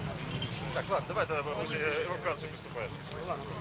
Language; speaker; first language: Russian; native; Russian